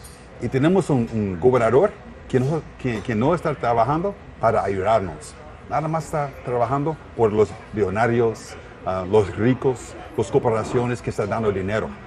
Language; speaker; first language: Spanish; non-native, learner; English